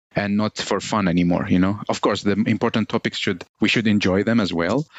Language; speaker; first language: English; non-native, fluent; Arabic